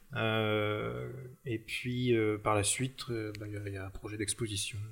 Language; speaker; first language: French; native; French